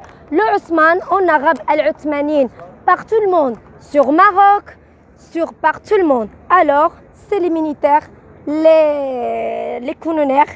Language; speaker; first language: French; non-native, learner; Arabic